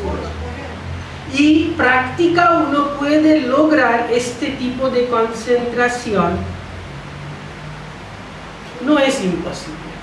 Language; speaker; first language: Spanish; non-native, fluent; Bangla